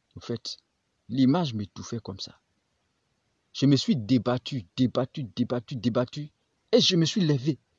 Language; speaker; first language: French; non-native, local second language; Baoulé